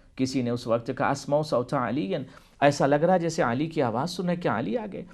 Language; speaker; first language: Urdu; native; Urdu